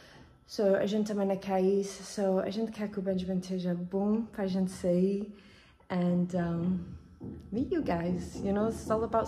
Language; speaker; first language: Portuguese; early bilingual, heritage; Portuguese